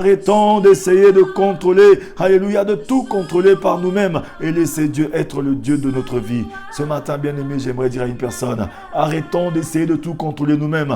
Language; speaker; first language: French; non-native, local second language; Lingala